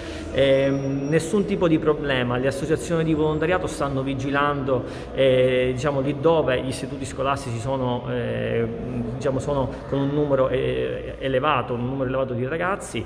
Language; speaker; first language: Italian; native; Italian